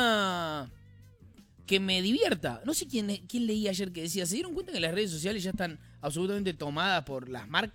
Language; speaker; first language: Spanish; native; Spanish